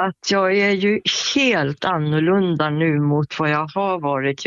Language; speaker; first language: Swedish; native; Swedish